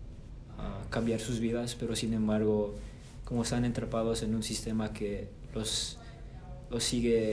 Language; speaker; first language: Spanish; early bilingual, heritage; Spanish